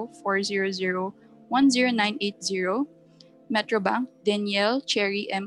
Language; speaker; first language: English; non-native, local second language; Filipino